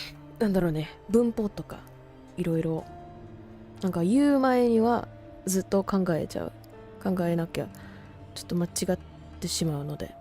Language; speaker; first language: Japanese; non-native, learner; Vietnamese